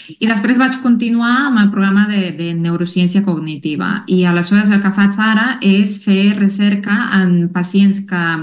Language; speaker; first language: Catalan; non-native, fluent; Spanish